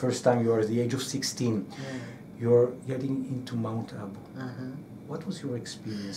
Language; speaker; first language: English; non-native, fluent; Hebrew